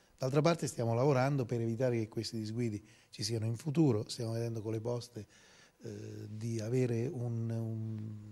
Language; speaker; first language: Italian; native; Italian